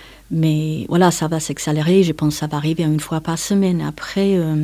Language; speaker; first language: French; non-native, fluent; English